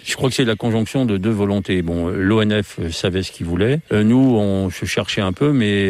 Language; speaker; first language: French; native; French